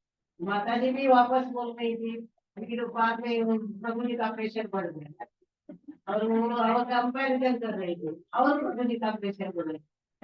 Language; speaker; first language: Hindi; non-native, local second language; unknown